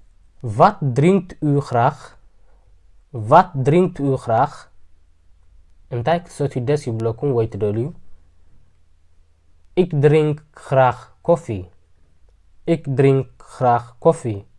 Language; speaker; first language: Dutch; non-native, learner; Tigrinya